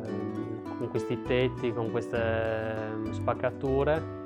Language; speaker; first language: Italian; early bilingual, other home language; German